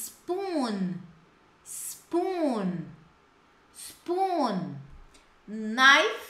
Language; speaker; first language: English; non-native, fluent; Portuguese